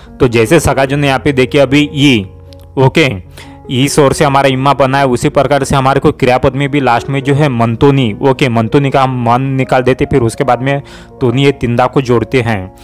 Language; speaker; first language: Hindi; non-native, local second language; Gondi